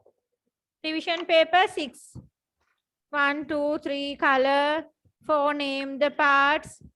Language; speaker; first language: English; non-native, local second language; Sinhala